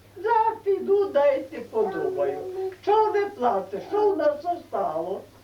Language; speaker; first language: Ukrainian; native; Ukrainian